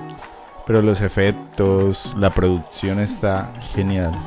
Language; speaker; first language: Spanish; native; Spanish